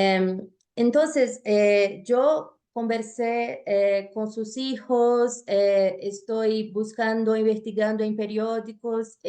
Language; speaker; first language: Spanish; non-native, fluent; Portuguese